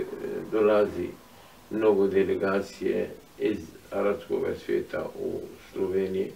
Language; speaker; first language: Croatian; non-native, fluent; Arabic